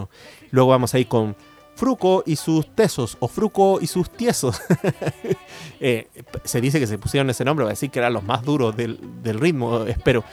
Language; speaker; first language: Spanish; native; Spanish